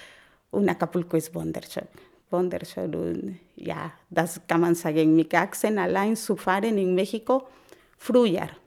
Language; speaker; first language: German; non-native, fluent; Spanish